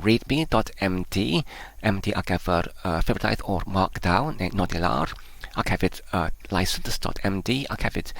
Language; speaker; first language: Welsh; non-native, learner; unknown